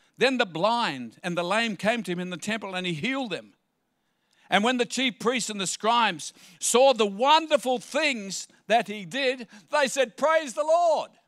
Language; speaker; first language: English; native; English